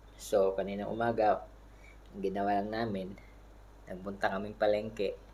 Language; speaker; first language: Filipino; native; Filipino